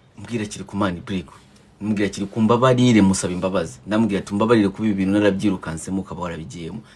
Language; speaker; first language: Kinyarwanda; early bilingual, heritage; Kinyarwanda